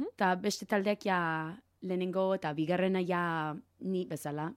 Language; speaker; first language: Basque; non-native, learner; English